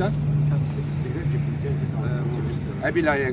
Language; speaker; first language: Hindi; non-native, learner; Arabic